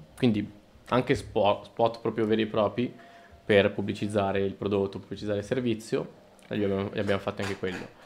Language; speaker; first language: Italian; early bilingual, other home language; Spanish